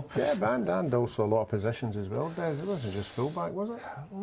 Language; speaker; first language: English; native; English